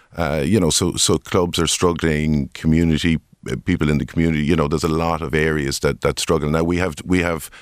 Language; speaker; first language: English; native; English